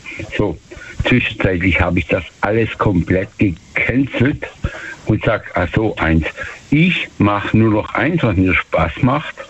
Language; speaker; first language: German; native; German